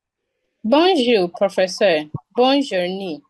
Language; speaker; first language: French; non-native, learner; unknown